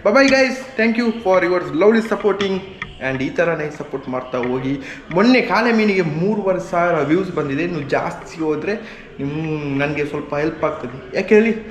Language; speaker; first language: Kannada; non-native, local second language; Tulu